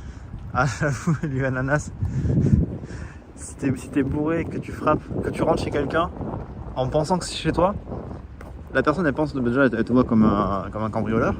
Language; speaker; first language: French; native; French